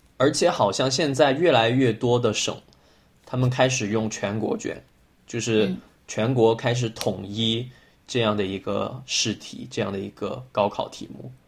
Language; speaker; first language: Chinese; native; Chinese